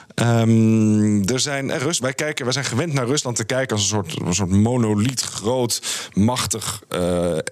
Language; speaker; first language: Dutch; native; Dutch